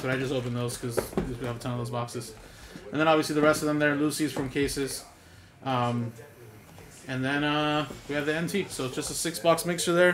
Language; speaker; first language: English; native; English